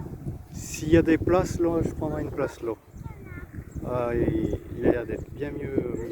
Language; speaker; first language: French; native; French